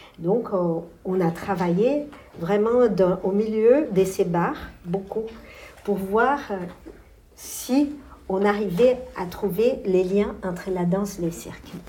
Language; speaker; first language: French; non-native, fluent; Portuguese